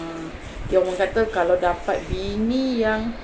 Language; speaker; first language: Malay; native; Malay